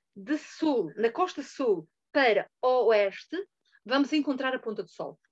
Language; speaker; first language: Portuguese; native; Portuguese